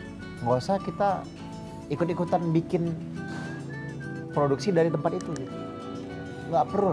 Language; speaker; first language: Indonesian; native; Indonesian